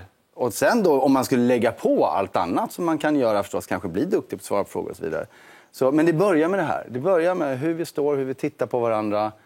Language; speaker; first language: Swedish; native; Swedish